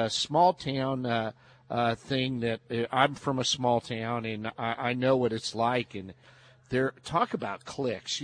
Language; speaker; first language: English; native; English